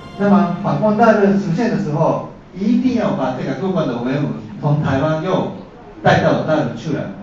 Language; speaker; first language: Chinese; non-native, fluent; Japanese